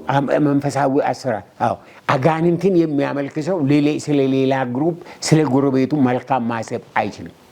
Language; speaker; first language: Amharic; non-native, local second language; Oromo